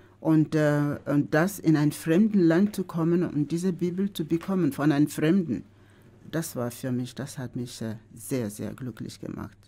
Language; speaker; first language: German; non-native, fluent; Igbo